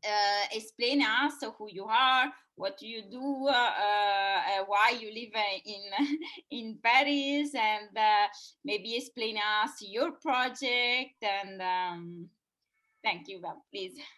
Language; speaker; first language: English; non-native, fluent; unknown